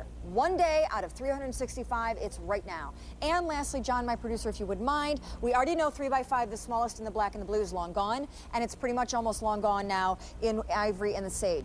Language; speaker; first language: English; native; English